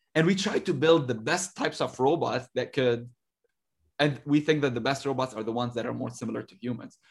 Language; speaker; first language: English; non-native, fluent; Arabic